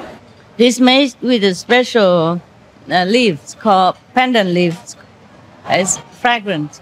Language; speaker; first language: English; non-native, fluent; Vietnamese